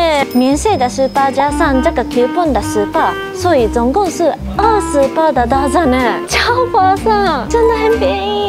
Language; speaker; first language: Chinese; non-native, fluent; Japanese